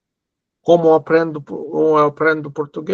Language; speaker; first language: Portuguese; non-native, learner; Russian